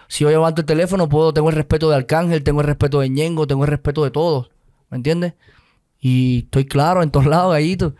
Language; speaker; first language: Spanish; native; Spanish